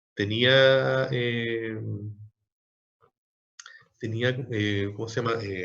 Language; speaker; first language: Spanish; native; Spanish